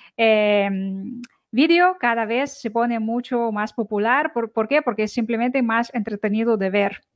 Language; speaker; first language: Spanish; non-native, fluent; Ukrainian